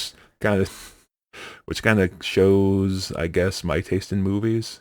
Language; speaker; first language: English; native; English